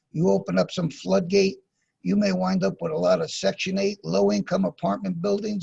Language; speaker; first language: English; native; English